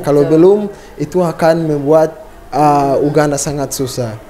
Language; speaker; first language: Indonesian; non-native, fluent; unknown